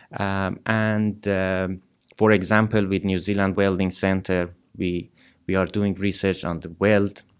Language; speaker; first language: English; non-native, fluent; Persian